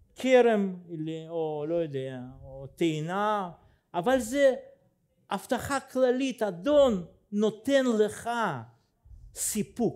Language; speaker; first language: Hebrew; non-native, fluent; Russian